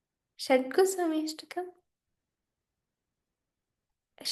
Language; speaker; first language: Hindi; native; Hindi